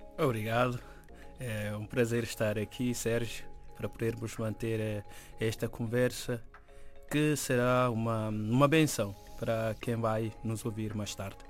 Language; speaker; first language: Portuguese; non-native, local second language; Upper Guinea Crioulo